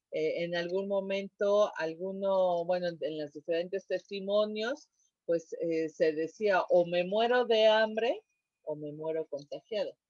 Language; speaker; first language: Spanish; native; Spanish